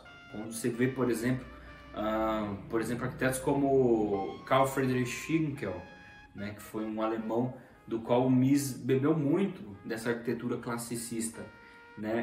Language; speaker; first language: Portuguese; native; Portuguese